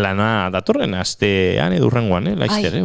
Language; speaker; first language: Basque; native; Basque